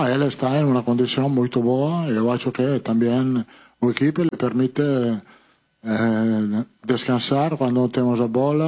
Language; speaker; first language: Portuguese; non-native, fluent; Italian